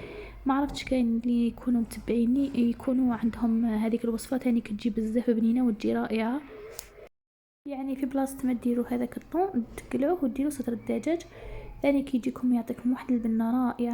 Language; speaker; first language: Arabic; native; Arabic